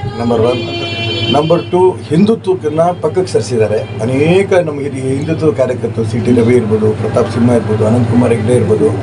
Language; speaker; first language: Kannada; native; Kannada